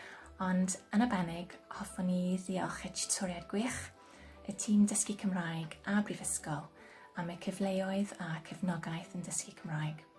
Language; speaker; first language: Welsh; non-native, fluent; English